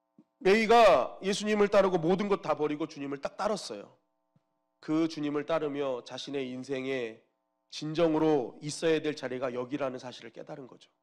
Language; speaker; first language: Korean; native; Korean